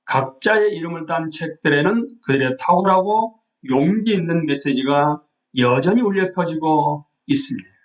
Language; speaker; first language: Korean; native; Korean